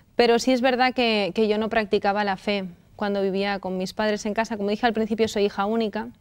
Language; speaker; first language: Spanish; native; Spanish